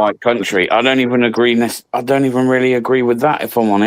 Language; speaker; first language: English; native; English